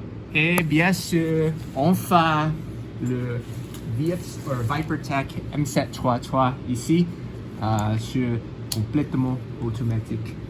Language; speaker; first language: French; non-native, learner; English